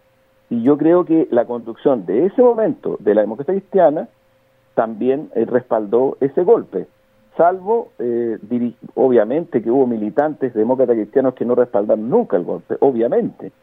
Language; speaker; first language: Spanish; native; Spanish